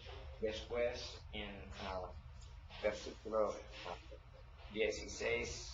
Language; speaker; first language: Spanish; non-native, learner; English